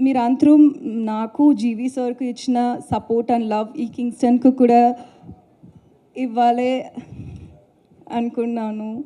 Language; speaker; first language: Telugu; non-native, learner; Tamil